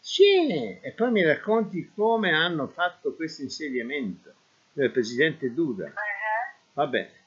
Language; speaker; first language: Italian; native; Italian